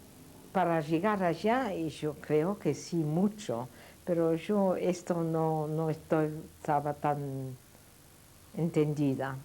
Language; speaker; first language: Spanish; non-native, fluent; Yiddish